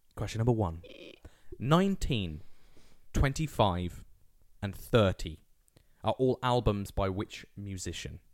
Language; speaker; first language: English; native; English